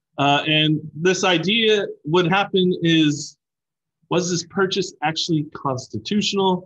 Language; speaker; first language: English; native; English